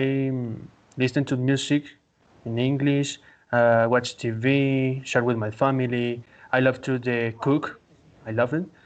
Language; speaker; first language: English; non-native, learner; Spanish